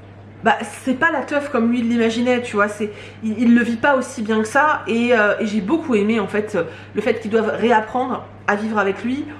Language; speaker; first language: French; native; French